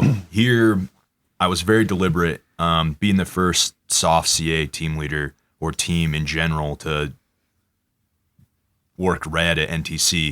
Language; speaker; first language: English; native; English